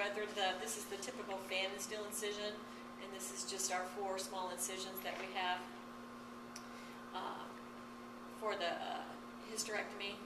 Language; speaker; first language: English; native; English